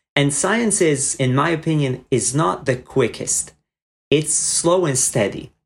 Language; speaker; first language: English; non-native, fluent; Croatian